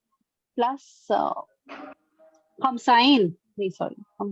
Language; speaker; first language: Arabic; non-native, learner; Urdu